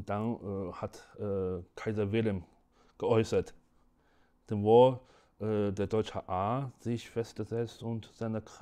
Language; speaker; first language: German; non-native, fluent; Chinese